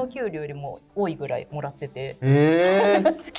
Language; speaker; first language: Japanese; native; Japanese